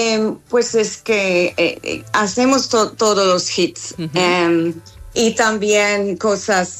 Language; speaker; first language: Spanish; non-native, learner; English